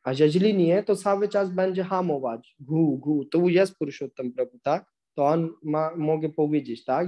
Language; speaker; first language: Polish; non-native, learner; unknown